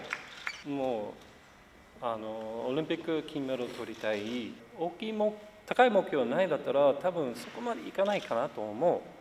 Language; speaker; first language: Japanese; non-native, fluent; English